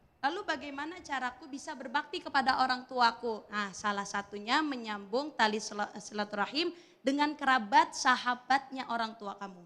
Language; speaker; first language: Indonesian; native; Indonesian